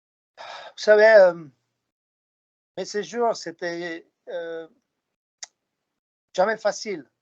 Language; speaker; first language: French; non-native, fluent; Slovak